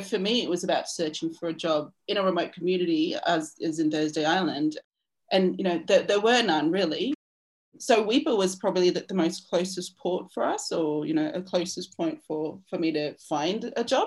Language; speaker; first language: English; native; English